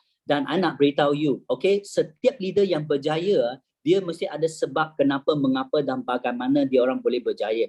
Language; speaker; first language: Malay; native; Malay